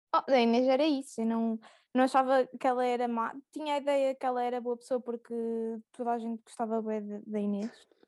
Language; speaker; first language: Portuguese; native; Portuguese